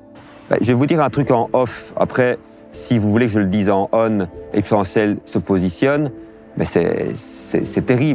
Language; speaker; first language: French; native; French